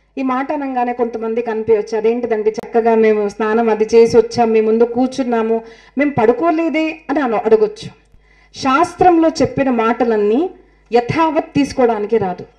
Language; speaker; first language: Telugu; non-native, local second language; Marathi